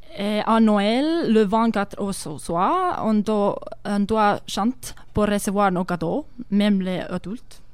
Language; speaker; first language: French; non-native, learner; Estonian